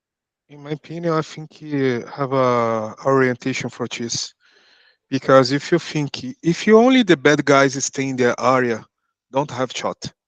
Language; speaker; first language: English; non-native, learner; Portuguese